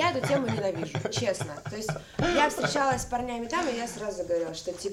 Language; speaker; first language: Russian; native; Russian